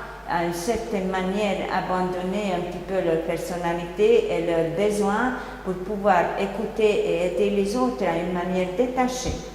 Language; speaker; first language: French; non-native, fluent; Hungarian